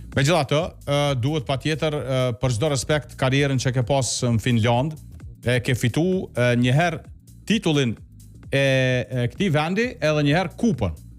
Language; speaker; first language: Albanian; native; Albanian